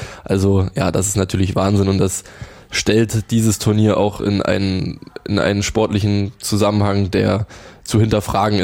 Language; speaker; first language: German; native; German